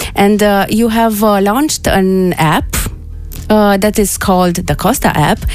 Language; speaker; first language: English; non-native, fluent; Romanian